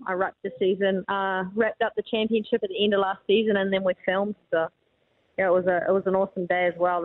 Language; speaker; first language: English; native; English